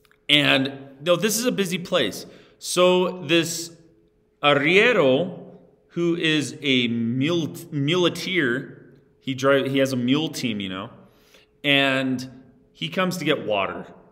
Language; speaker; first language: English; native; English